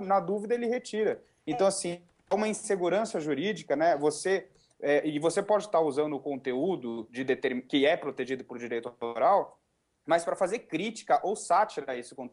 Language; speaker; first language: Portuguese; native; Portuguese